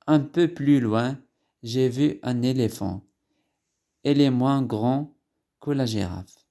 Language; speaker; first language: French; non-native, local second language; Arabic